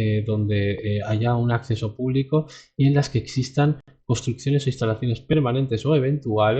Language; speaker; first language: Spanish; native; Spanish